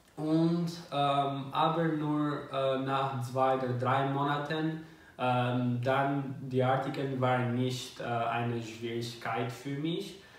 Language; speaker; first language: German; non-native, learner; Albanian